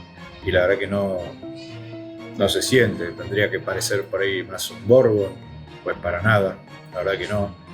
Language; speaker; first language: Spanish; native; Spanish